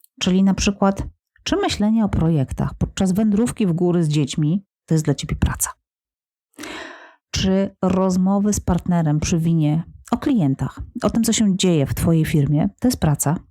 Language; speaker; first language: Polish; native; Polish